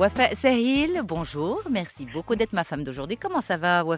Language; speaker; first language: French; non-native, local second language; Arabic